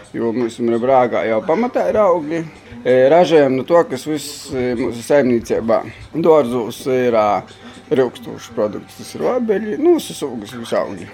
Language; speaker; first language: Latvian; native; Latvian